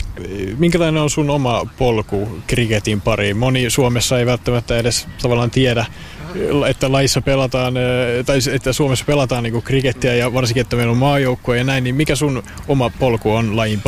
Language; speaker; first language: Finnish; native; Finnish